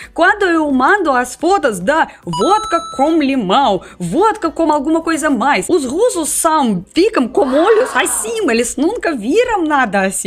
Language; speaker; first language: Portuguese; non-native, fluent; Russian